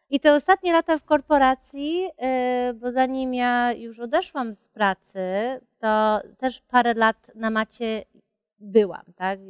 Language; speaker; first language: Polish; early bilingual, heritage; Polish